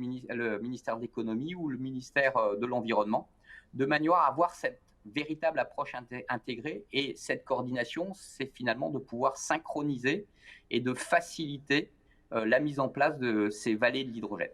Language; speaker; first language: French; native; French